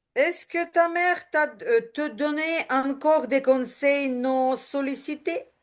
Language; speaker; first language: French; non-native, learner; Ukrainian